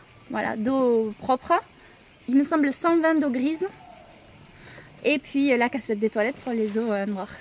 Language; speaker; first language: French; native; French